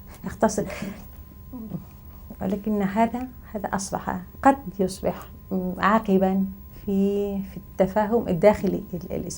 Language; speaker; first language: Arabic; non-native, fluent; Spanish